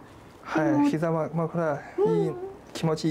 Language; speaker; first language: Japanese; non-native, learner; Chinese